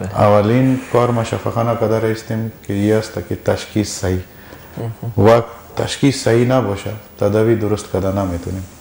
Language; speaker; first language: Persian; non-native, learner; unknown